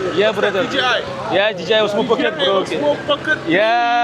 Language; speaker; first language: English; non-native, learner; French